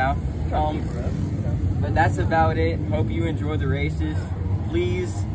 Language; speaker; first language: English; native; English